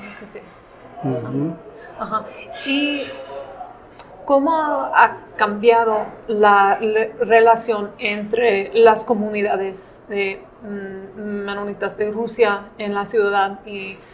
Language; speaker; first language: Spanish; non-native, fluent; English